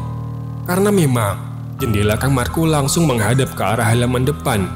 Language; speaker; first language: Indonesian; native; Indonesian